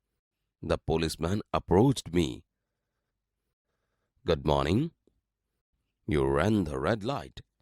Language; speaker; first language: English; non-native, local second language; Gujarati